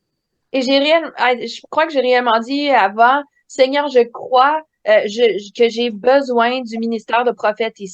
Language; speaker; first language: French; native; French